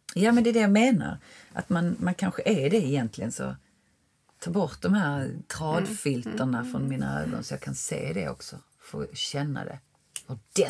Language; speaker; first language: Swedish; native; Swedish